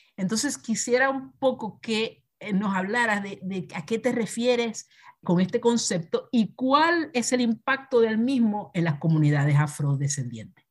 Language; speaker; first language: Spanish; native; Spanish